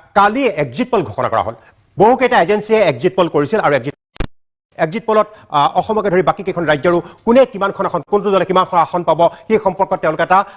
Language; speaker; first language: Assamese; native; Assamese